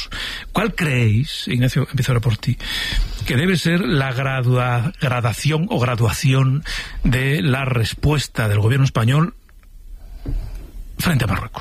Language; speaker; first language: Spanish; native; Spanish